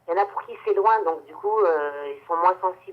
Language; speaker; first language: French; native; French